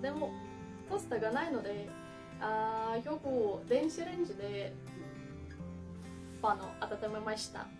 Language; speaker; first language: Japanese; non-native, learner; Ukrainian